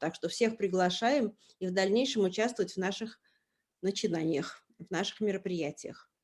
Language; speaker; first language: Russian; native; Russian